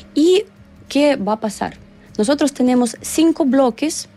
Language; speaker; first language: Spanish; non-native, learner; Russian